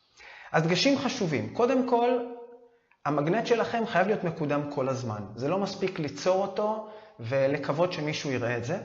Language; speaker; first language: Hebrew; native; Hebrew